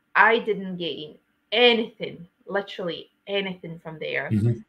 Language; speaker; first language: English; non-native, fluent; Latvian